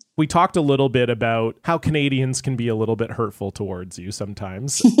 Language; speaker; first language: English; native; English